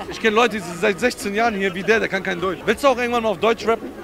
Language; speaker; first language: German; native; German